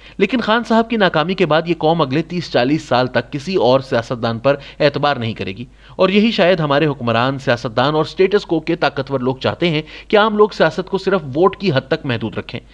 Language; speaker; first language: Urdu; non-native, local second language; Saraiki